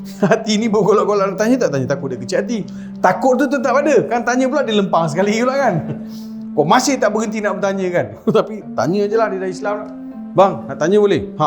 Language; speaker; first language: Malay; non-native, local second language; Tamil